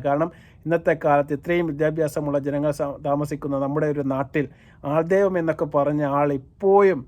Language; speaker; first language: Malayalam; native; Malayalam